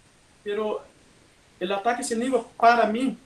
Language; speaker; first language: Spanish; non-native, learner; Portuguese